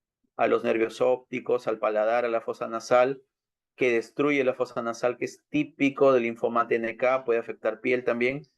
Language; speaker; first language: Spanish; native; Spanish